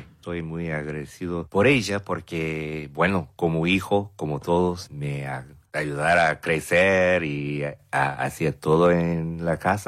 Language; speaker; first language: Spanish; non-native, fluent; English